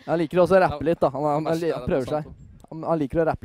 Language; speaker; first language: Norwegian; native; Norwegian